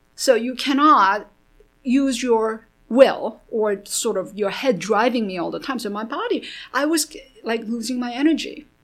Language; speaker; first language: English; early bilingual, other home language; Korean